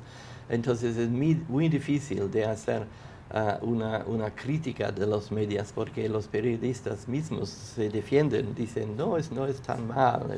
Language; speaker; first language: Spanish; non-native, fluent; English